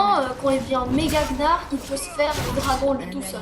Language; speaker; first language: French; native; French